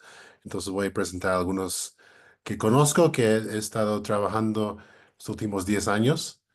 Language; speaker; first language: Spanish; non-native, fluent; English